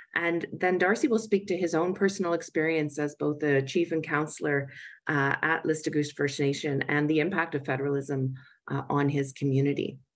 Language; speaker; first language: English; native; English